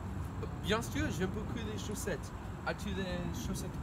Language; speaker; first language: French; non-native, learner; English